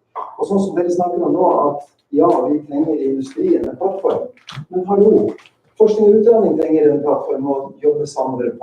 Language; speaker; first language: Norwegian; native; Norwegian